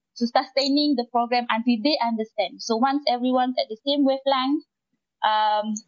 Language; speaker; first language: English; non-native, local second language; Malay